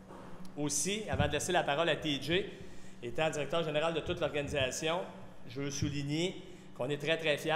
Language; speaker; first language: French; native; French